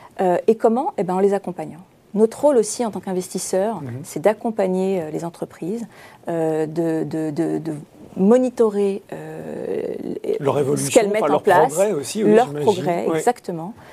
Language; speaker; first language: French; native; French